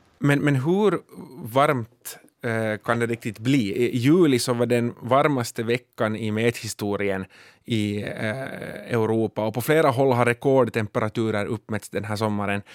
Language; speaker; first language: Swedish; native; Swedish